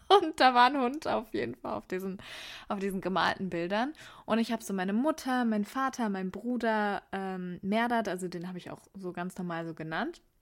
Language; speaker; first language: German; early bilingual, other home language; Persian